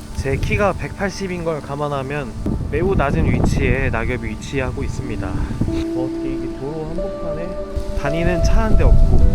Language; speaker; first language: Korean; native; Korean